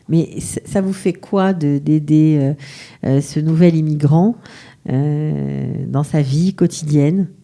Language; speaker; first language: French; native; French